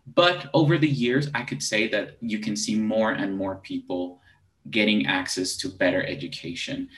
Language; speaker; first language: English; non-native, fluent; Spanish